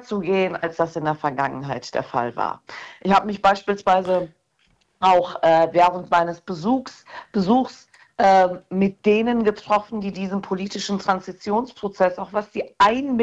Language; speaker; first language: German; early bilingual, other home language; Turkish